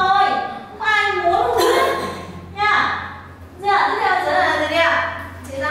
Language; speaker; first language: Chinese; non-native, fluent; Vietnamese